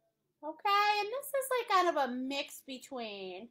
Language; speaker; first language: English; native; English